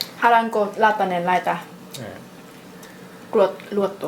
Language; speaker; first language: Finnish; non-native, learner; Thai